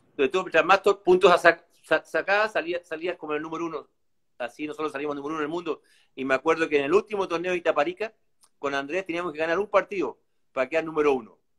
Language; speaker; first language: Spanish; native; Spanish